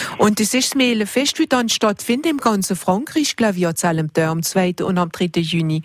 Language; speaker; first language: German; non-native, local second language; French